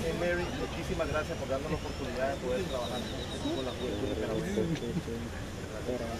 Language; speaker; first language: Spanish; native; Spanish